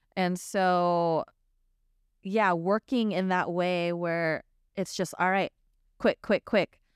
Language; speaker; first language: English; native; English